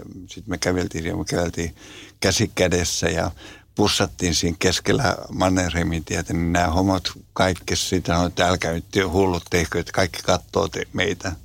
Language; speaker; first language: Finnish; native; Finnish